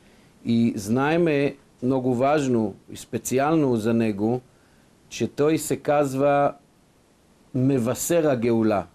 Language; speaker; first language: Bulgarian; non-native, fluent; Hebrew